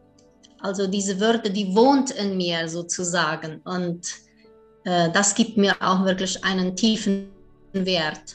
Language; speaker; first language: German; early bilingual, heritage; German